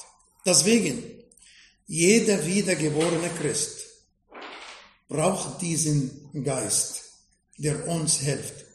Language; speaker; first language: German; non-native, fluent; Arabic